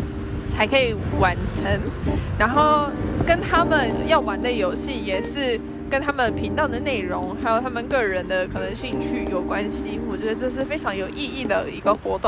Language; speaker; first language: Chinese; non-native, fluent; English